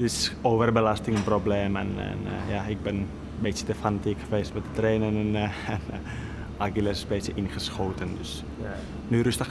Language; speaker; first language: Dutch; non-native, fluent; Finnish